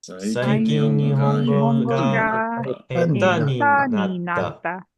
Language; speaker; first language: Japanese; non-native, learner; English